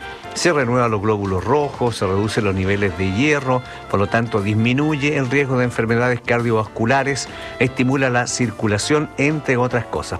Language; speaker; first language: Spanish; native; Spanish